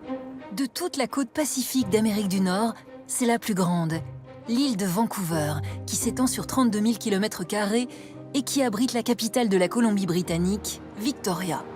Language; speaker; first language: French; native; French